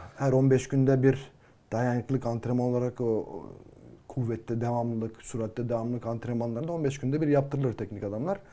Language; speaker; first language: Turkish; native; Turkish